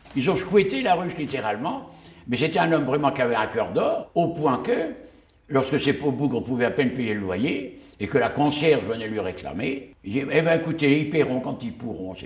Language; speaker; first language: French; early bilingual, other home language; Yiddish